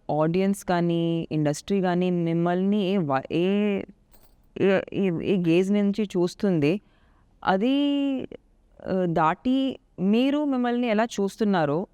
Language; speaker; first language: Telugu; non-native, local second language; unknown